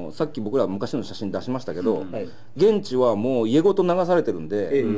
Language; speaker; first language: Japanese; native; Japanese